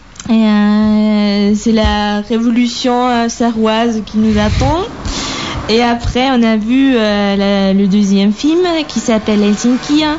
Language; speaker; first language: French; non-native, fluent; German